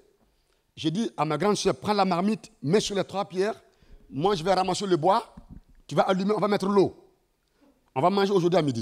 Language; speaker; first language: French; non-native, local second language; Mossi